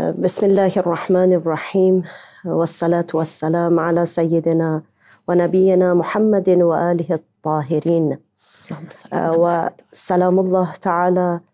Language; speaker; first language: Arabic; non-native, learner; Persian